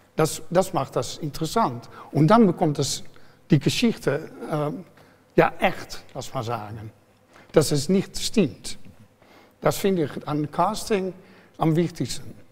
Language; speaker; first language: German; non-native, fluent; Dutch